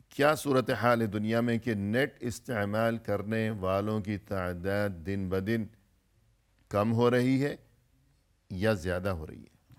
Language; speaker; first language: Urdu; native; Urdu